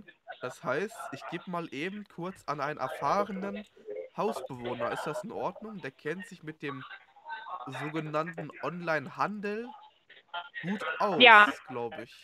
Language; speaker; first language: German; native; German